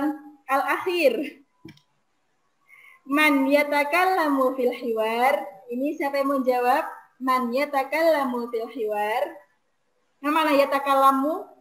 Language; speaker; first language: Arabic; non-native, fluent; Indonesian